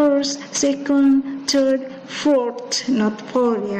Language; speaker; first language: English; non-native, fluent; Indonesian